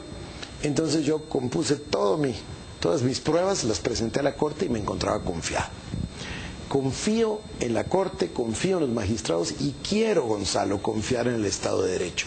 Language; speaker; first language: Spanish; native; Spanish